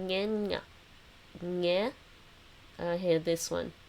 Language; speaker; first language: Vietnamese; non-native, learner; English